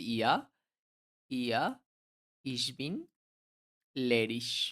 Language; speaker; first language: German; non-native, fluent; Bangla